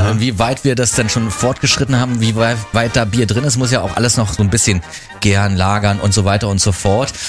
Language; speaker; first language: German; native; German